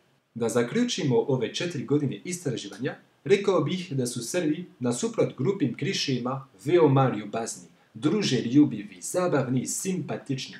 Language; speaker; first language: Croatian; non-native, fluent; French